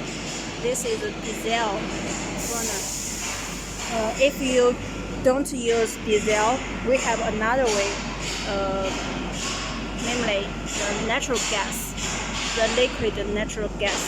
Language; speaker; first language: English; non-native, learner; Chinese